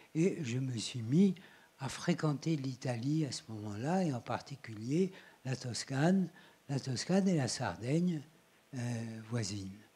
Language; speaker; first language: French; native; French